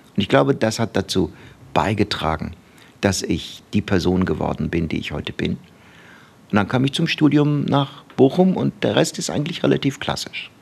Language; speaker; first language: German; early bilingual, other home language; Turkish